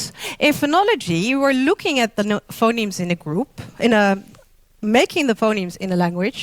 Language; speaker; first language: English; non-native, fluent; Dutch